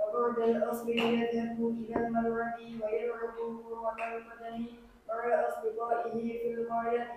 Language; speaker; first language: Arabic; non-native, learner; Indonesian